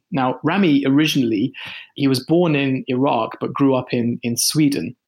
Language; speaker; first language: English; early bilingual, other home language; Hindi